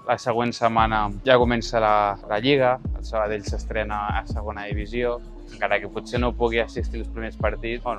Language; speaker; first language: Catalan; native; Catalan